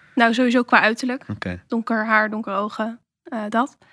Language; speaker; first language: Dutch; native; Dutch